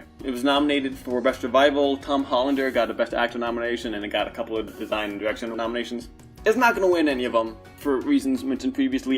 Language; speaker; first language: English; native; English